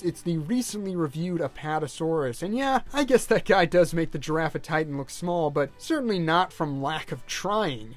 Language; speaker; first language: English; native; English